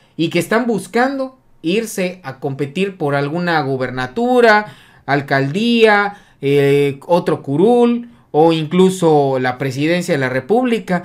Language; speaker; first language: Spanish; native; Spanish